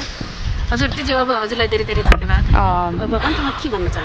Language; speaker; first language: Nepali; native; Nepali